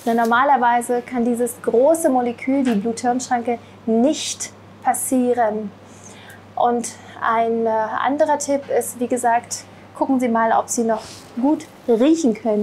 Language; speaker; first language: German; native; German